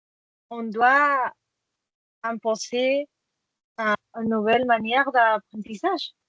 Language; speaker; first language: French; non-native, fluent; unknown